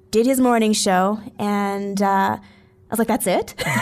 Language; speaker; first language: English; native; English